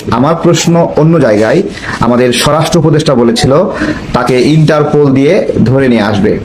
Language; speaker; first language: Bangla; native; Bangla